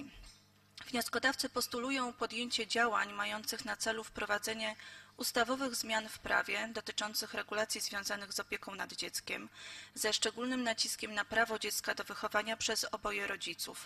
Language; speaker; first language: Polish; native; Polish